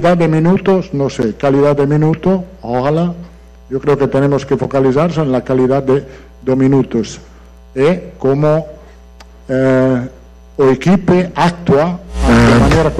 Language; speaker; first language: Portuguese; non-native, fluent; Italian